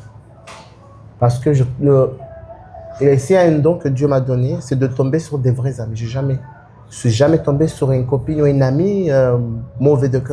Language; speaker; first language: French; non-native, local second language; Ngazidja Comorian